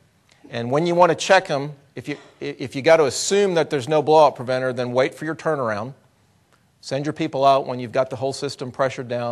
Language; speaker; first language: English; native; English